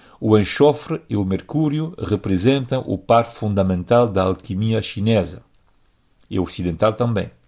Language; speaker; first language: Portuguese; non-native, fluent; French